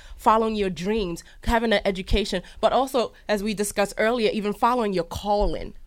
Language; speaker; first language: English; early bilingual, other home language; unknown